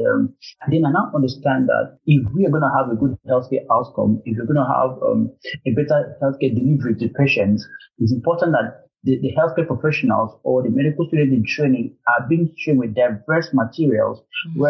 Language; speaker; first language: English; non-native, local second language; Igbo